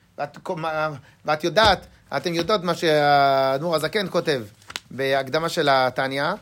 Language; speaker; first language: Hebrew; non-native, fluent; French